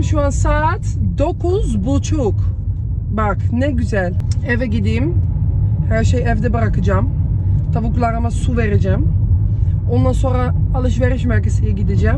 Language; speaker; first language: Turkish; early bilingual, heritage; Turkish